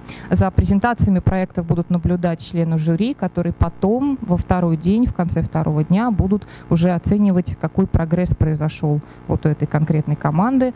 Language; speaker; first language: Russian; native; Russian